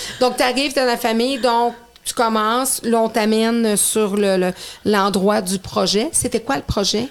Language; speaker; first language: French; native; French